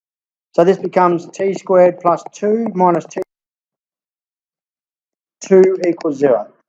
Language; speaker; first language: English; native; English